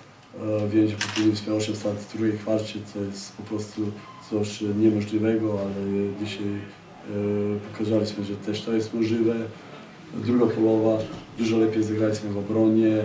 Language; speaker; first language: Polish; non-native, fluent; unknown